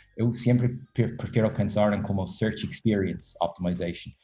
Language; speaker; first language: Portuguese; non-native, fluent; English